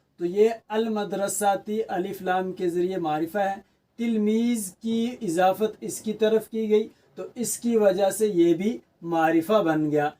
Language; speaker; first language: Urdu; native; Urdu